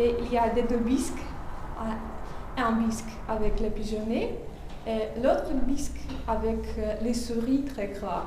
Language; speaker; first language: French; non-native, fluent; Russian